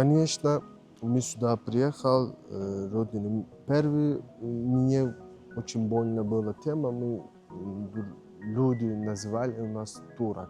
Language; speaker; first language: Russian; non-native, learner; Turkish